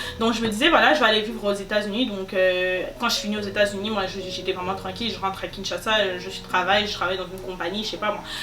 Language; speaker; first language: French; non-native, local second language; Lingala